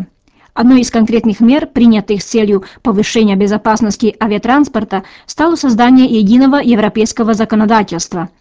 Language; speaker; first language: Russian; native; Russian